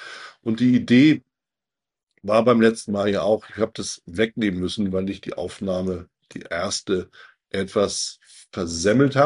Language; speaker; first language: German; native; German